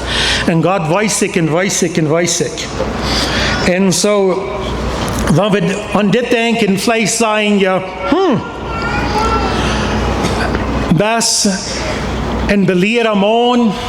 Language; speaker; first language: German; non-native, learner; Plautdietsch